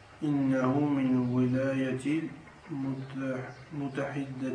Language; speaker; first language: Arabic; non-native, learner; French